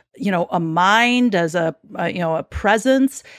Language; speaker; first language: English; native; English